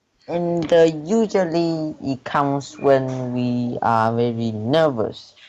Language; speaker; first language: English; non-native, learner; Chinese